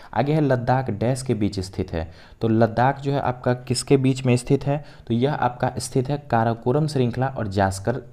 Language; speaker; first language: Hindi; native; Hindi